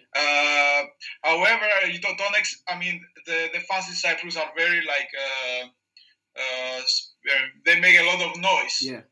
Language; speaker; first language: English; non-native, fluent; Greek